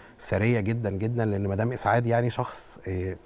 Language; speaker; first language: Arabic; native; Arabic